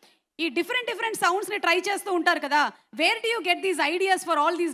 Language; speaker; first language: Telugu; native; Telugu